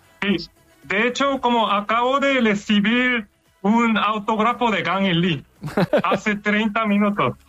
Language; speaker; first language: Spanish; non-native, fluent; Korean